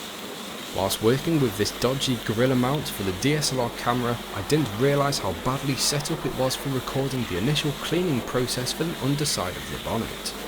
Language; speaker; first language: English; native; English